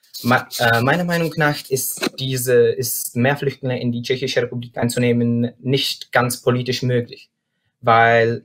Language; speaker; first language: German; non-native, fluent; Czech